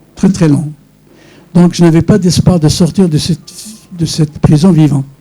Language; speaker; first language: French; non-native, local second language; Arabic